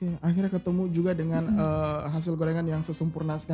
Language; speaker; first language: Indonesian; native; Indonesian